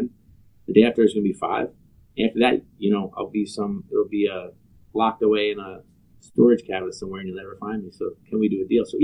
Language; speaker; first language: English; native; English